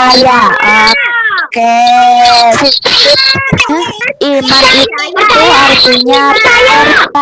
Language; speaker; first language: Indonesian; native; Indonesian